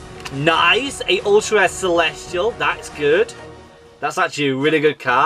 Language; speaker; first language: English; native; English